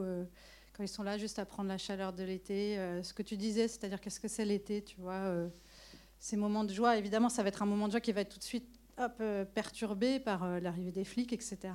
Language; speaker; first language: French; native; French